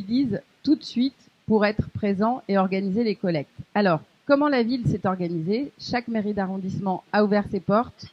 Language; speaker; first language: French; native; French